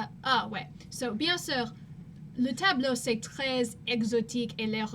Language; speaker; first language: French; non-native, learner; English